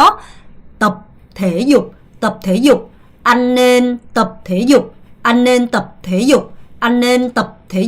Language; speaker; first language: Vietnamese; non-native, fluent; Korean